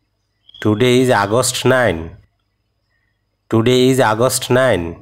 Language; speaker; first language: English; non-native, fluent; Bangla